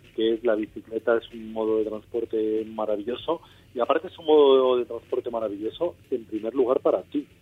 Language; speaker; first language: Spanish; native; Spanish